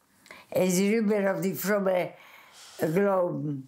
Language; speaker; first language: German; non-native, fluent; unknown